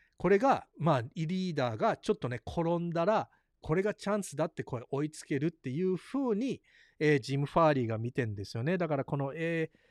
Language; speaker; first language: Japanese; early bilingual, heritage; Japanese